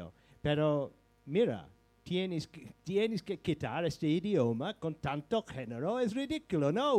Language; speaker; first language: Spanish; non-native, fluent; English